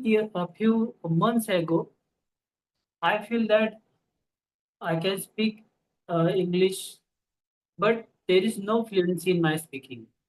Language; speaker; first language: English; non-native, local second language; Marathi